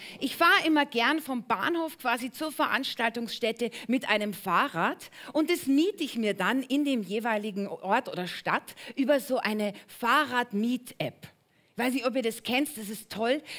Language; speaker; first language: German; native; German